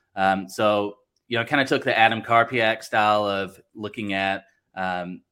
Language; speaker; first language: English; native; English